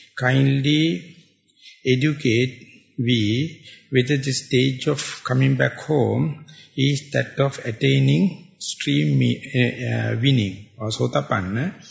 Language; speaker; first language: English; non-native, local second language; Sinhala